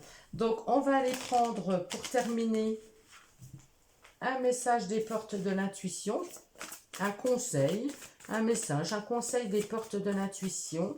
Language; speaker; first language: French; native; French